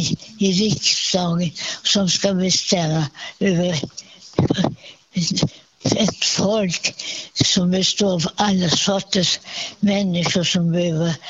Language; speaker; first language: Swedish; non-native, fluent; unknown